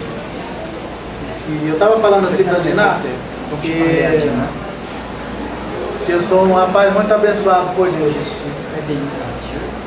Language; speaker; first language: Portuguese; non-native, local second language; Guarani